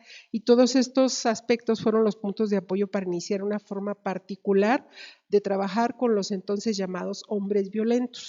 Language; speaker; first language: Spanish; native; Spanish